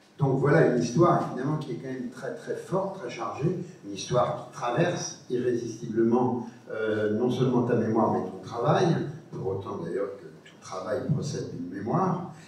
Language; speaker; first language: French; native; French